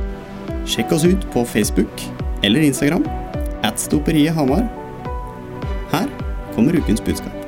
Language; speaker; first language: Norwegian; native; Norwegian